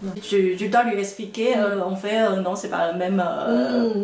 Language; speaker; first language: French; non-native, fluent; Chinese